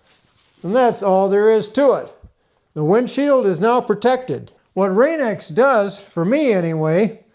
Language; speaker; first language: English; native; English